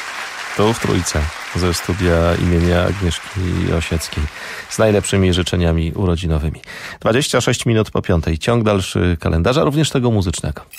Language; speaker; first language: Polish; native; Polish